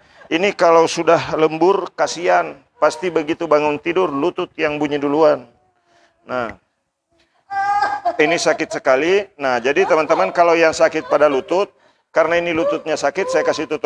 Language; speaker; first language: Indonesian; native; Indonesian